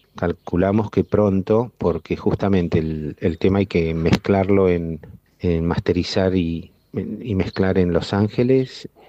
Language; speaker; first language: Spanish; native; Spanish